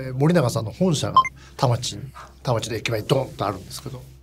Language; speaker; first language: Japanese; native; Japanese